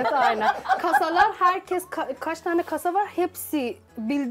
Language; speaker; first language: Turkish; non-native, fluent; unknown